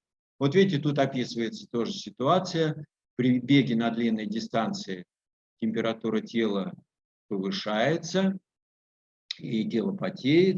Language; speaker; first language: Russian; native; Russian